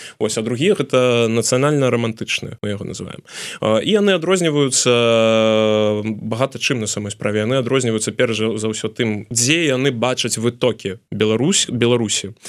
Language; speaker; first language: Belarusian; non-native, local second language; Russian